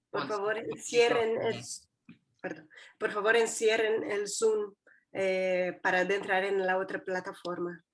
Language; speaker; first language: Spanish; non-native, fluent; Portuguese